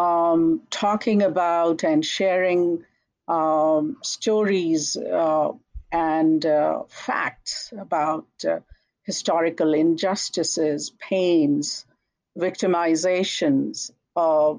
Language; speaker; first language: English; non-native, local second language; Hindi